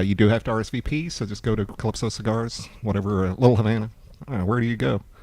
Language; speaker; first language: English; native; English